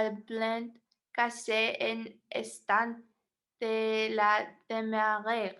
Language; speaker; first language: French; non-native, learner; Spanish